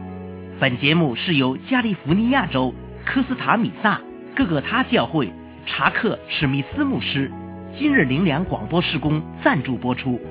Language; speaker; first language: Chinese; native; Chinese